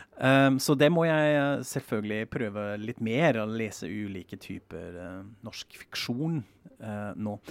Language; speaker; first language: Norwegian; non-native, fluent; German